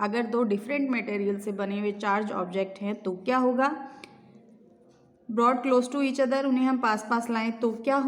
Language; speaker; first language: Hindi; native; Hindi